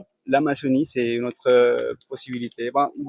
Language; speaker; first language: French; non-native, fluent; Spanish